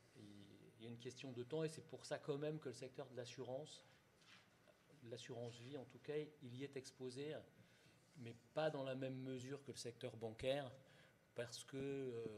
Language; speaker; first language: French; native; French